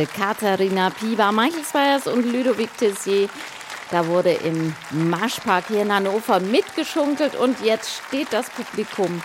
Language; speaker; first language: German; native; German